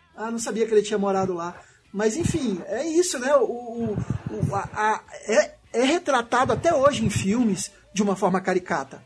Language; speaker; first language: Portuguese; native; Portuguese